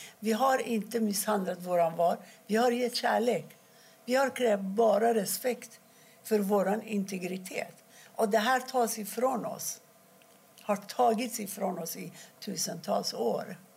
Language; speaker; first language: Swedish; non-native, fluent; Persian